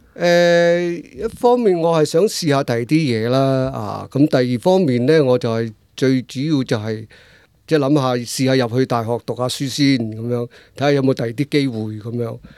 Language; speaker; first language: Cantonese; native; Cantonese